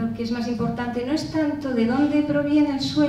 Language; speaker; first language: Spanish; native; Spanish